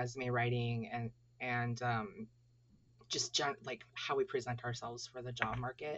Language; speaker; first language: English; native; English